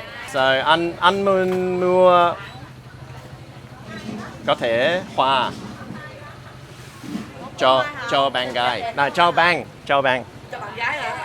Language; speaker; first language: Vietnamese; non-native, learner; English